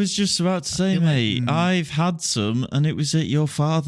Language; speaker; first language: English; native; English